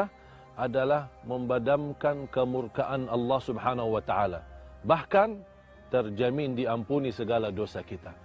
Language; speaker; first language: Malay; non-native, fluent; Arabic